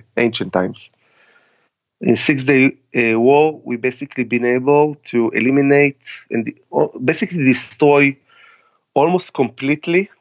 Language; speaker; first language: English; non-native, fluent; Hebrew